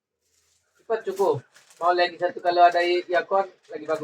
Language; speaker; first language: Indonesian; non-native, learner; Bangla